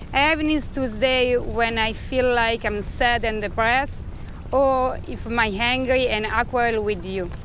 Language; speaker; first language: English; non-native, learner; Italian